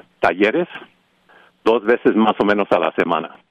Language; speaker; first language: Spanish; early bilingual, heritage; Spanish